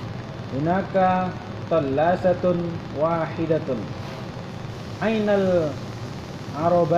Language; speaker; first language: Arabic; non-native, learner; Indonesian